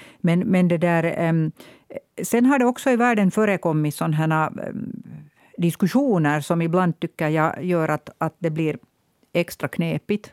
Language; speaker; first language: Swedish; native; Swedish